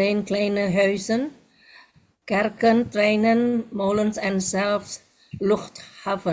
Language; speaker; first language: Dutch; non-native, learner; Indonesian